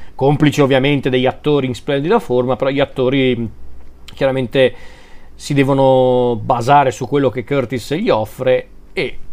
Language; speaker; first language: Italian; native; Italian